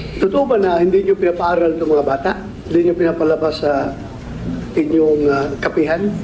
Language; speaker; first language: Filipino; non-native, local second language; Cebuano